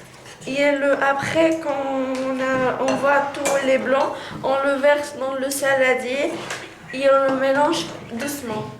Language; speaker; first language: French; non-native, learner; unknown